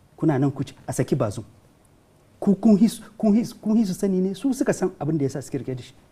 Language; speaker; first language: Hausa; non-native, local second language; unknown